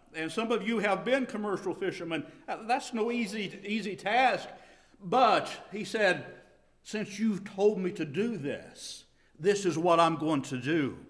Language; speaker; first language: English; native; English